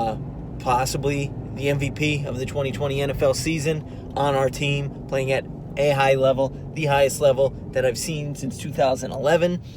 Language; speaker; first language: English; native; English